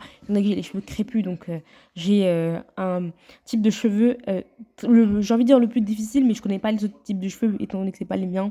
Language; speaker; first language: French; native; French